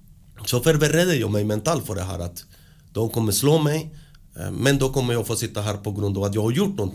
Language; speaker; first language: Swedish; early bilingual, other home language; Spanish